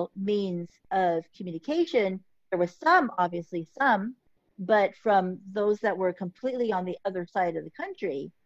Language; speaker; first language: English; early bilingual, other home language; Filipino